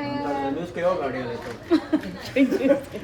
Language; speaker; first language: Swedish; early bilingual, other home language; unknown